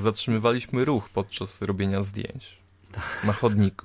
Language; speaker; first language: Polish; native; Polish